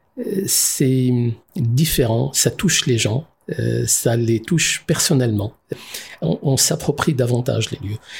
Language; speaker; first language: French; non-native, local second language; Arabic